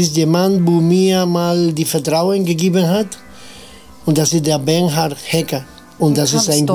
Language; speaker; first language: German; non-native, fluent; Spanish